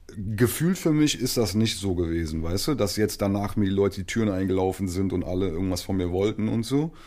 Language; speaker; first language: German; native; German